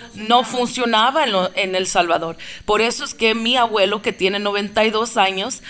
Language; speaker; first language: Spanish; early bilingual, heritage; Spanish